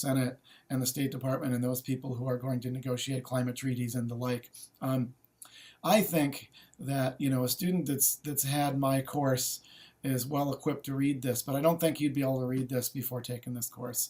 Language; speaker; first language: English; native; English